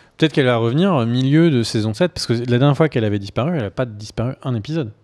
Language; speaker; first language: French; native; French